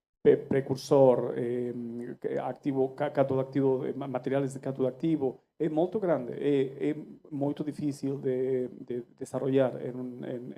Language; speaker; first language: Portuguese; non-native, fluent; Spanish